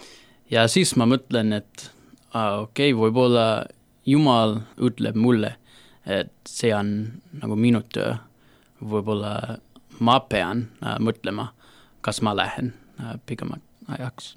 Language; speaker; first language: Estonian; non-native, learner; English